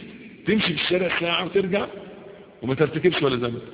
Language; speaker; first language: Arabic; native; Arabic